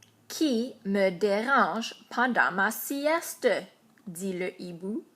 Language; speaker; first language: French; non-native, fluent; English